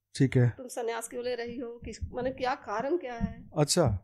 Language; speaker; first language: Hindi; native; Hindi